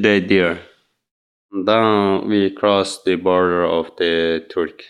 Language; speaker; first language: English; non-native, learner; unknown